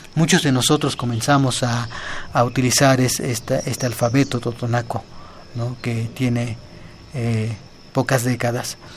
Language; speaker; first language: Spanish; non-native, local second language; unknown